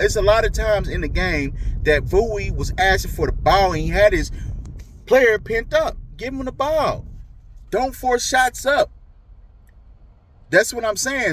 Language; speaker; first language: English; native; English